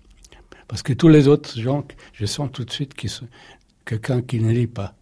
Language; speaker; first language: French; non-native, fluent; German